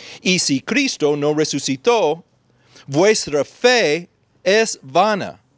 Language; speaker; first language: Spanish; non-native, fluent; English